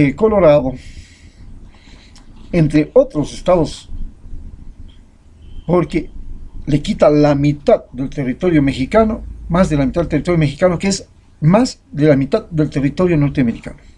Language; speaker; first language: Spanish; native; Spanish